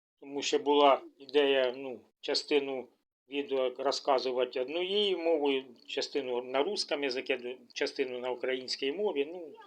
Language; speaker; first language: Ukrainian; non-native, local second language; Russian